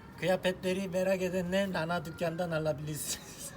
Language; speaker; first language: Turkish; non-native, learner; Korean